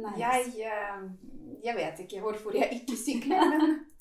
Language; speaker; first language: Norwegian; non-native, fluent; Ukrainian